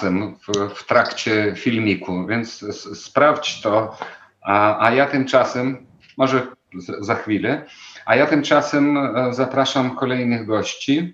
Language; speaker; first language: Polish; non-native, fluent; Ukrainian